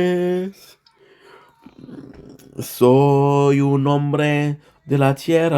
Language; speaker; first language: Spanish; non-native, learner; English